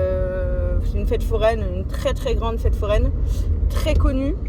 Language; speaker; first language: French; native; French